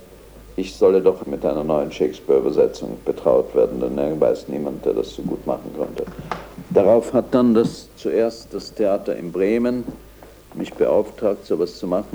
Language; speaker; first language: German; native; German